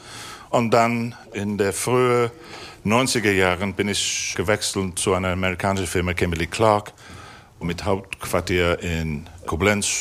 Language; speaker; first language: German; non-native, fluent; English